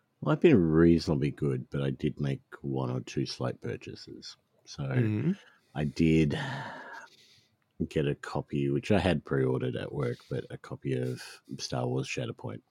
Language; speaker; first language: English; native; English